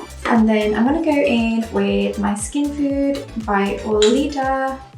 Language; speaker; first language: English; native; English